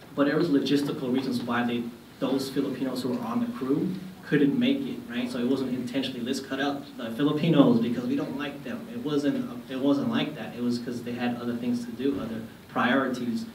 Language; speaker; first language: English; native; English